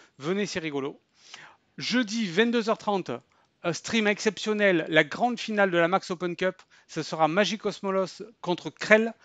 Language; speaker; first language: French; native; French